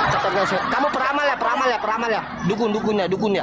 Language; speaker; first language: Indonesian; native; Indonesian